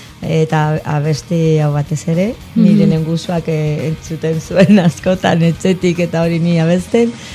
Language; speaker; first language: Basque; non-native, local second language; Spanish